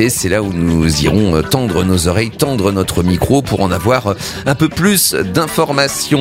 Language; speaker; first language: French; native; French